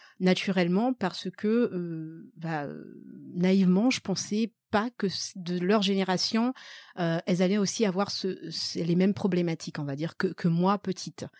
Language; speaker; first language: French; early bilingual, other home language; Malagasy